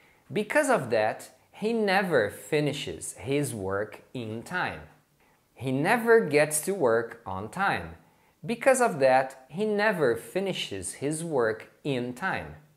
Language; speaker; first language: English; non-native, fluent; Portuguese